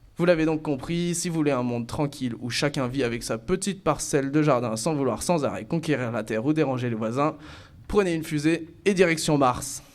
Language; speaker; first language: French; native; French